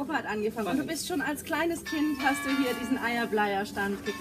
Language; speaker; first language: German; native; German